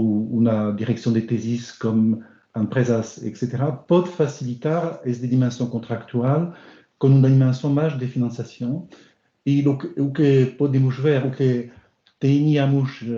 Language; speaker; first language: Portuguese; non-native, learner; French